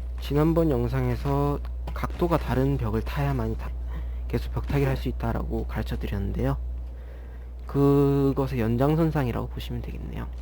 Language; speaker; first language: Korean; native; Korean